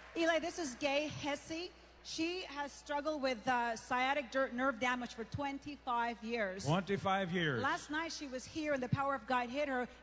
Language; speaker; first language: English; native; English